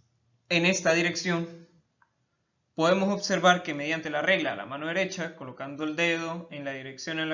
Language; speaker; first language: Spanish; native; Spanish